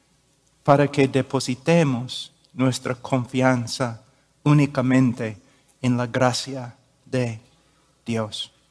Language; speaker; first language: Spanish; non-native, fluent; English